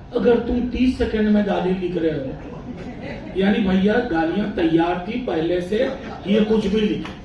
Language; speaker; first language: Hindi; non-native, local second language; Maithili